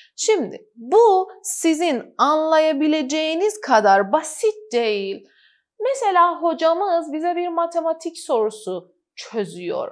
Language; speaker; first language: Turkish; non-native, fluent; Persian